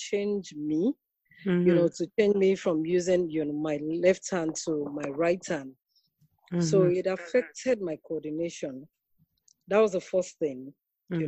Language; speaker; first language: English; non-native, local second language; Yoruba